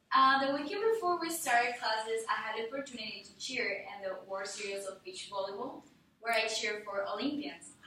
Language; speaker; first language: English; non-native, fluent; Spanish